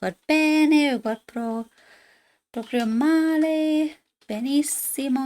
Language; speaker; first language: Italian; non-native, fluent; English